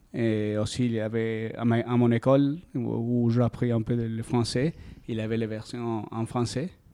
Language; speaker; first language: French; non-native, learner; Spanish